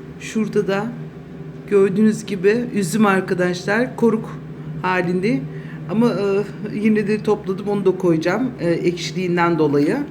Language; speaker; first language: Turkish; native; Turkish